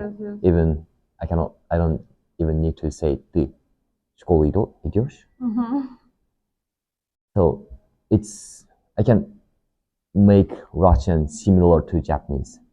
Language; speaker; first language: English; non-native, learner; Japanese